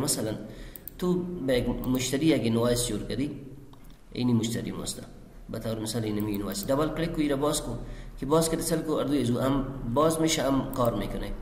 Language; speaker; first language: Persian; non-native, local second language; Pashto